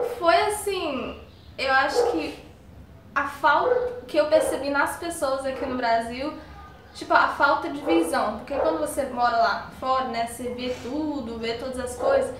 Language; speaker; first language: Portuguese; early bilingual, heritage; Portuguese